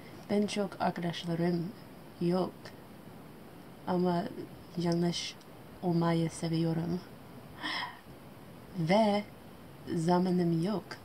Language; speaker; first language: Turkish; non-native, learner; English